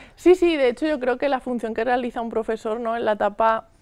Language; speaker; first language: Spanish; native; Spanish